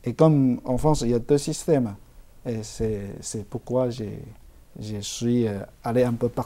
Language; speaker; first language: French; non-native, fluent; Chinese